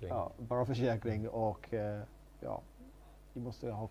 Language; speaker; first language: Swedish; non-native, learner; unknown